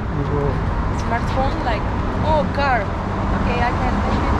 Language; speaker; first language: English; non-native, learner; Russian